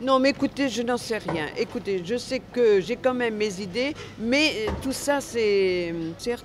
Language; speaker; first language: French; native; French